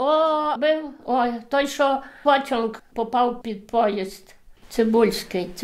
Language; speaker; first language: Polish; early bilingual, heritage; Polish